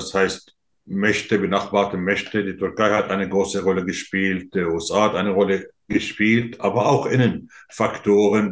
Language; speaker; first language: German; non-native, fluent; Arabic